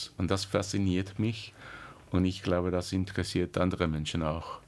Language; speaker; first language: German; non-native, learner; English